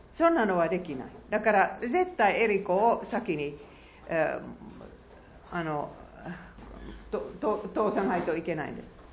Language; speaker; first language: Japanese; non-native, fluent; Finnish